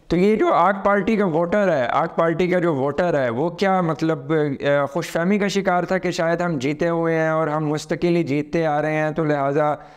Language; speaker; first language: Urdu; native; Urdu